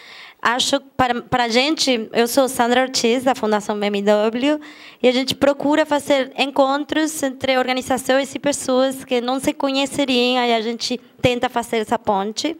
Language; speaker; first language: Portuguese; non-native, fluent; German